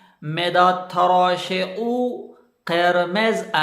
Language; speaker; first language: Persian; non-native, fluent; Urdu